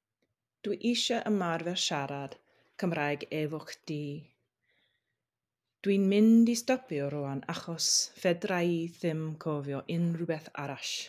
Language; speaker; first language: Welsh; non-native, learner; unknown